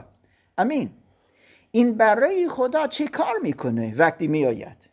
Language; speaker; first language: Persian; non-native, learner; German